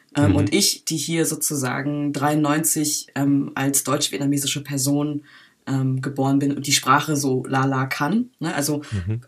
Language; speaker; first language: German; native; German